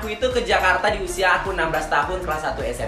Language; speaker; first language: Indonesian; native; Indonesian